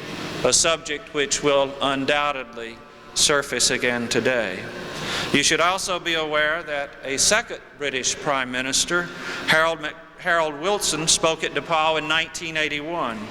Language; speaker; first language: English; native; English